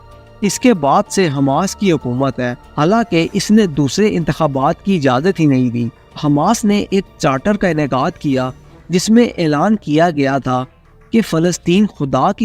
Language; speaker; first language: Urdu; native; Urdu